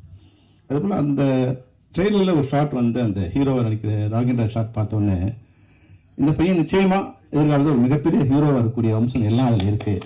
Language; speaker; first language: Tamil; native; Tamil